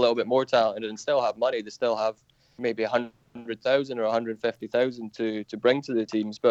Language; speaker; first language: English; native; English